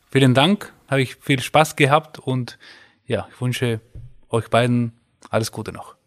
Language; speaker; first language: German; non-native, fluent; Spanish